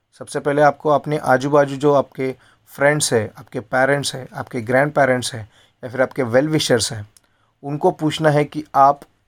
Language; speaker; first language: Hindi; non-native, local second language; Marathi